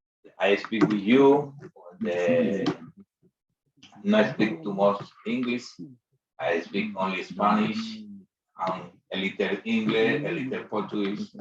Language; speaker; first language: English; non-native, learner; Spanish